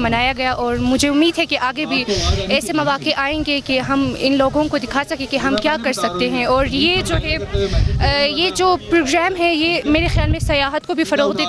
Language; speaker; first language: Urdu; non-native, local second language; Khowar